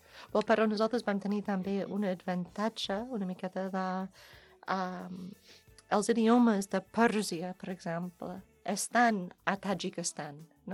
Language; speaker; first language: Catalan; non-native, learner; English